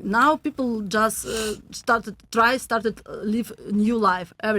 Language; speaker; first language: English; non-native, learner; Russian